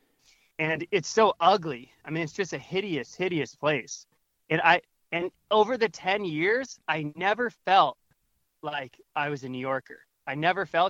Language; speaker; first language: English; native; English